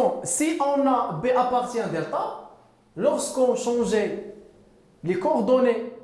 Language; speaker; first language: French; non-native, local second language; Arabic